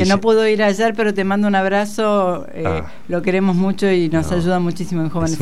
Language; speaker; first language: Spanish; native; Spanish